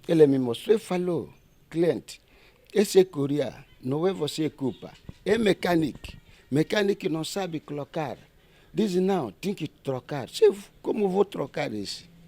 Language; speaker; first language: Portuguese; non-native, learner; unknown